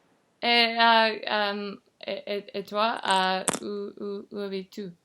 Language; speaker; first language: French; non-native, learner; English